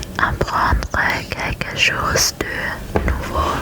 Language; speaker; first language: French; non-native, learner; German